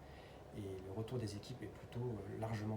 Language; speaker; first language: French; native; French